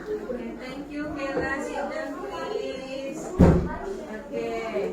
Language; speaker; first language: English; non-native, learner; Indonesian